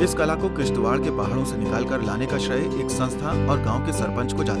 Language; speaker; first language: Hindi; native; Hindi